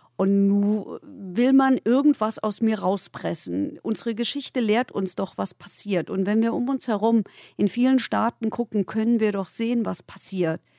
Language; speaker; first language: German; native; German